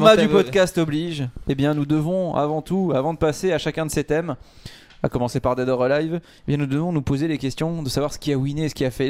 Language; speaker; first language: French; native; French